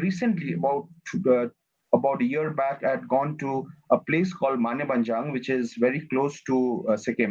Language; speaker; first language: English; non-native, local second language; Nepali